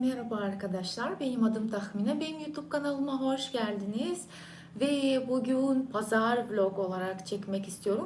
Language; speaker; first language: Turkish; non-native, fluent; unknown